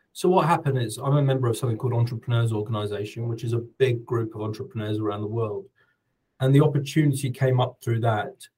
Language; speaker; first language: English; native; English